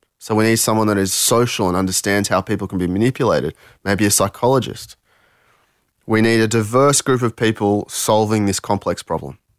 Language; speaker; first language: English; early bilingual, other home language; French